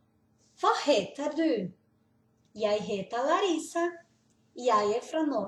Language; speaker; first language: Norwegian; non-native, learner; Portuguese